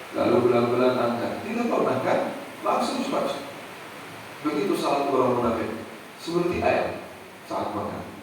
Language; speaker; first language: Indonesian; non-native, fluent; Arabic